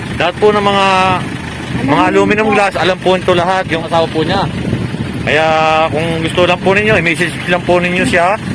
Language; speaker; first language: Filipino; native; Filipino